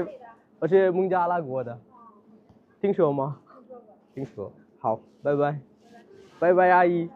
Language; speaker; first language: Chinese; non-native, fluent; Bangla